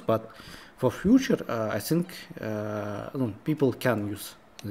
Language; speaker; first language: English; non-native, learner; Russian